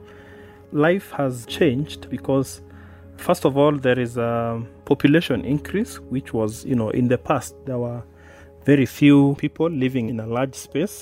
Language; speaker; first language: English; non-native, local second language; Masai